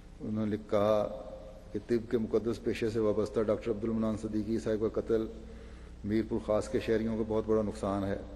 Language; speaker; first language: Urdu; native; Urdu